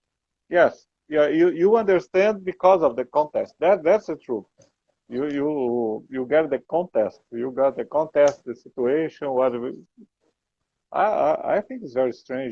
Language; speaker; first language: English; non-native, learner; Portuguese